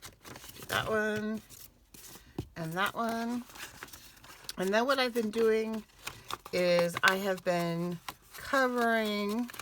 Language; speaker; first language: English; native; English